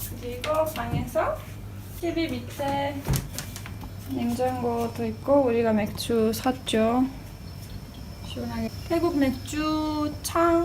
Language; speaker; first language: Korean; non-native, fluent; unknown